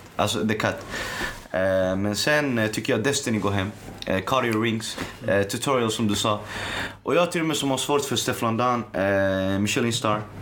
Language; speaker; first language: Swedish; early bilingual, other home language; Arabic